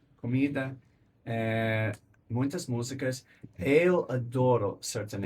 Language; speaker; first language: Portuguese; non-native, learner; English